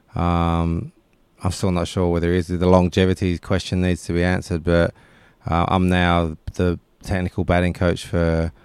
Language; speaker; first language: English; native; English